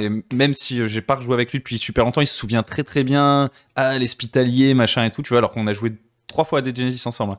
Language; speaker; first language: French; native; French